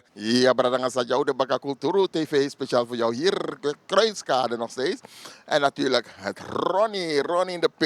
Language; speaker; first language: Dutch; native; Dutch